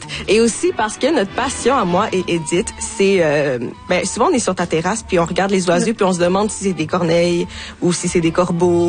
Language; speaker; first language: French; native; French